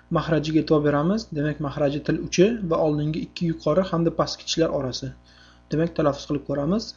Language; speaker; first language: Uzbek; native; Uzbek